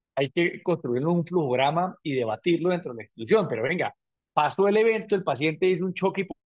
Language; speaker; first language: Spanish; native; Spanish